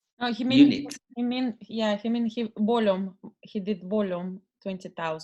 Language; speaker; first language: English; non-native, fluent; Russian